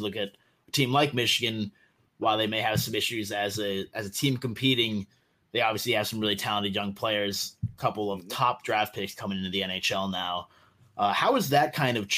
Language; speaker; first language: English; native; English